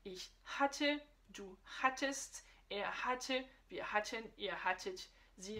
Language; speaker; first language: German; non-native, fluent; French